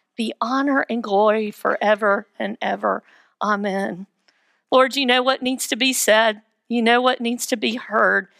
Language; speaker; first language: English; native; English